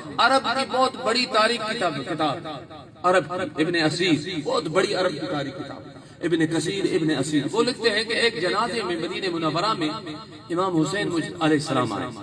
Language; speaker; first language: Urdu; non-native, local second language; Sindhi